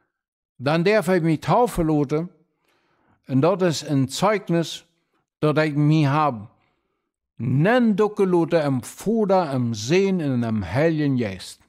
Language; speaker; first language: German; non-native, local second language; Plautdietsch